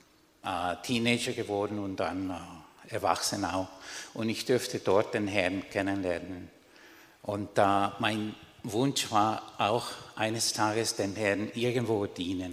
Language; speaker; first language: German; non-native, fluent; Spanish